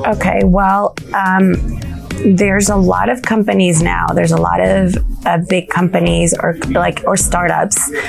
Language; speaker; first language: English; non-native, fluent; Spanish